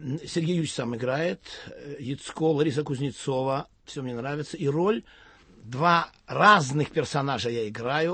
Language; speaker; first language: Russian; native; Russian